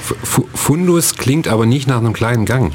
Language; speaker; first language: German; native; German